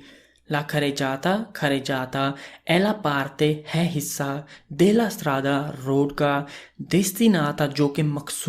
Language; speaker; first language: Italian; non-native, fluent; Urdu